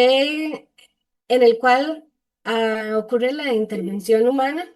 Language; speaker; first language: Spanish; native; Spanish